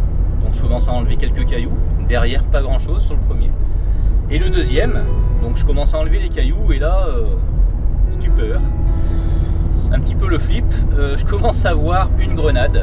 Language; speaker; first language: French; native; French